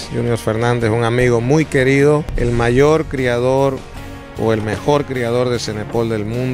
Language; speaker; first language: Spanish; native; Spanish